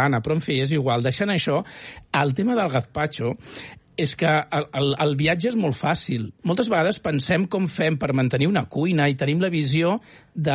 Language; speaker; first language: Catalan; native; Catalan